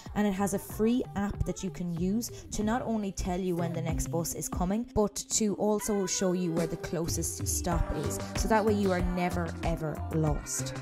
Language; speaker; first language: English; native; English